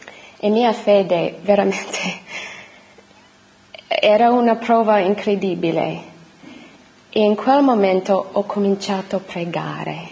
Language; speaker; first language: Italian; non-native, fluent; English